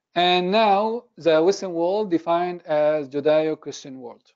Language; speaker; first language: English; non-native, fluent; Arabic